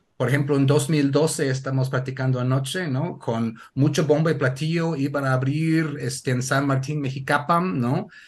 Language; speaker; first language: Spanish; non-native, fluent; English